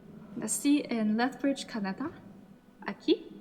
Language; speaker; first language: Spanish; non-native, learner; English